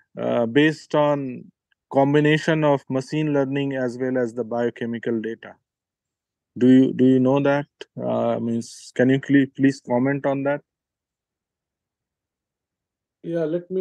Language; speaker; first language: English; non-native, local second language; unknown